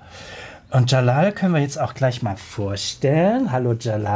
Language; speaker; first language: German; native; German